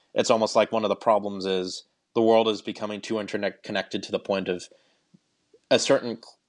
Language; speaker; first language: English; native; English